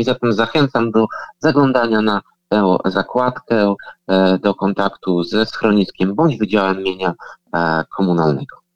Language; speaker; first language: Polish; native; Polish